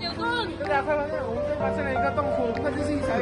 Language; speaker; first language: Chinese; native; Chinese